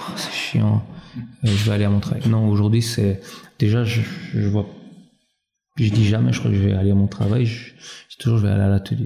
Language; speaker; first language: French; early bilingual, other home language; Albanian